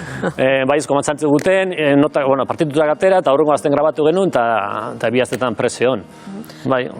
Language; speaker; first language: Basque; native; Basque